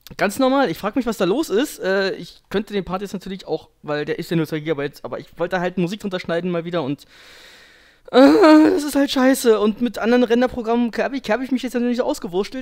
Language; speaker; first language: German; native; German